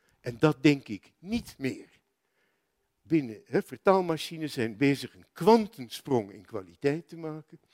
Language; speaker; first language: Dutch; native; Dutch